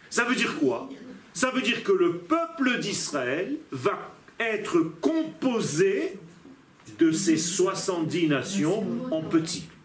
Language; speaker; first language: French; non-native, fluent; Hebrew